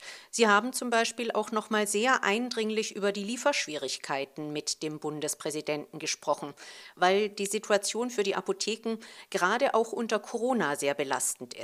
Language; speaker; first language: German; native; German